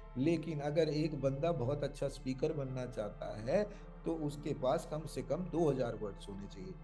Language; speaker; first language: Hindi; non-native, local second language; Malayalam